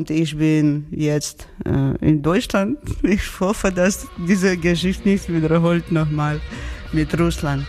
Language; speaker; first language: German; non-native, learner; Georgian